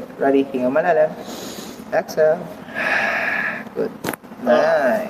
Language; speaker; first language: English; non-native, local second language; Filipino